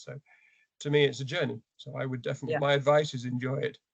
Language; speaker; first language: English; native; English